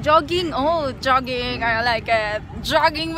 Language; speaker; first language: English; non-native, local second language; Filipino